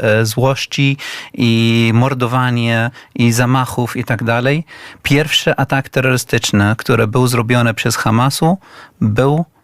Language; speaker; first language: Polish; non-native, learner; Arabic